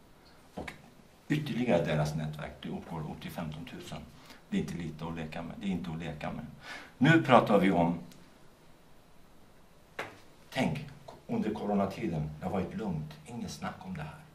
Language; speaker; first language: Swedish; non-native, fluent; Kurdish